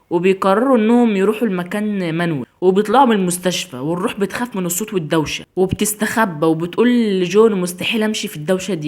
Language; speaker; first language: Arabic; native; Arabic